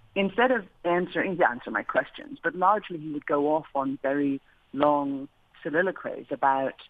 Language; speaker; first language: English; native; English